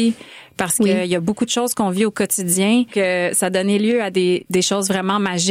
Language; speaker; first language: French; native; French